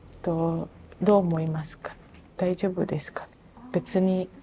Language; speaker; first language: Japanese; non-native, fluent; Indonesian